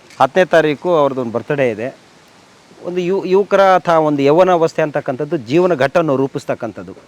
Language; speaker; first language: Kannada; native; Kannada